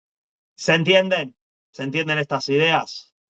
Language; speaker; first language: Spanish; native; Spanish